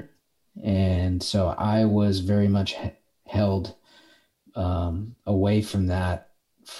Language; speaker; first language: English; native; English